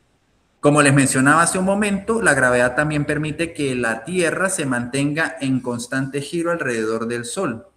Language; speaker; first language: Spanish; native; Spanish